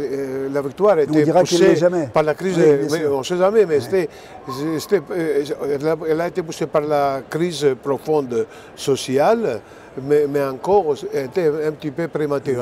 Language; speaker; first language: French; non-native, fluent; Greek